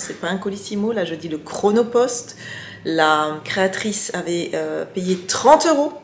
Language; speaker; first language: French; native; French